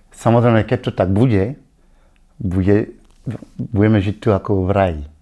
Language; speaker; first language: Slovak; non-native, fluent; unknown